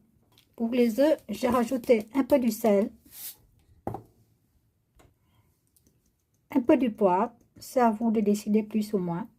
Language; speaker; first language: French; non-native, learner; Vietnamese